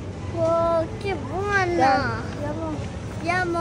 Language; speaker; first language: Italian; early bilingual, other home language; Filipino